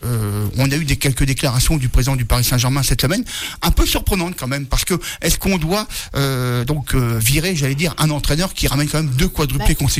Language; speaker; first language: French; native; French